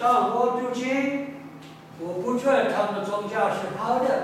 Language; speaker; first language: Chinese; non-native, learner; English